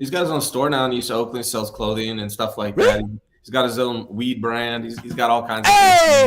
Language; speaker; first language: English; native; English